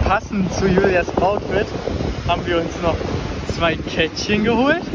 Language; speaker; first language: German; native; German